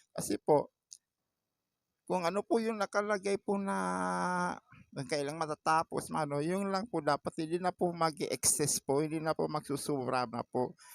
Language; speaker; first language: Filipino; non-native, local second language; Waray